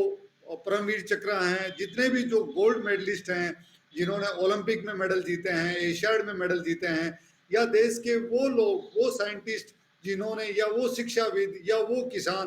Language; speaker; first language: Hindi; native; Hindi